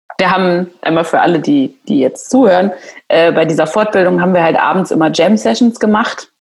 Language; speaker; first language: German; native; German